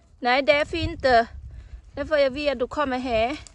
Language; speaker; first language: Swedish; non-native, learner; Thai